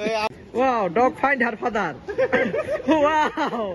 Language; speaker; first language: English; non-native, local second language; Bangla